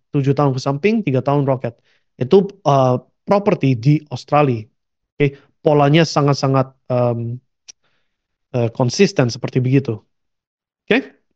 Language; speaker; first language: Indonesian; early bilingual, heritage; Indonesian